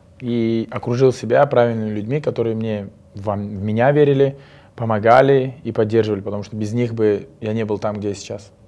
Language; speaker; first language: Russian; non-native, local second language; Uzbek